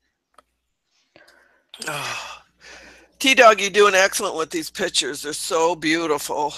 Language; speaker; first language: English; native; English